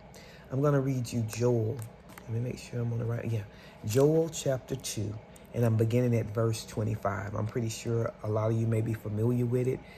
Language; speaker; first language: English; native; English